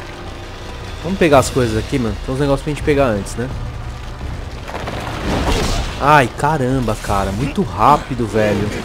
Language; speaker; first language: Portuguese; native; Portuguese